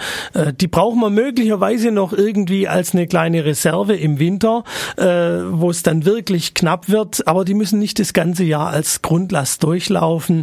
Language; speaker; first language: German; native; German